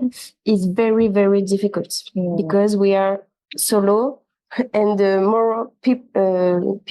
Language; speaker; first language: English; non-native, learner; French